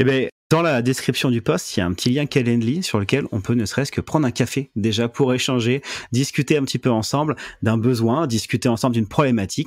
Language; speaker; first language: French; native; French